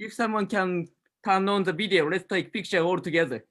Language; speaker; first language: English; non-native, learner; Japanese